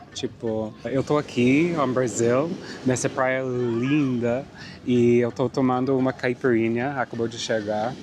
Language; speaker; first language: Portuguese; non-native, fluent; English